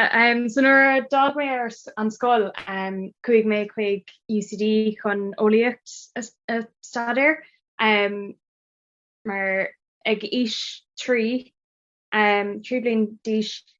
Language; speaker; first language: Irish; non-native, local second language; English